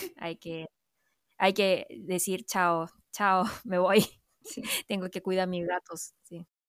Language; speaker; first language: Spanish; non-native, fluent; Korean